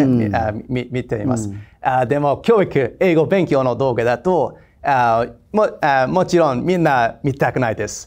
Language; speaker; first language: Japanese; non-native, fluent; English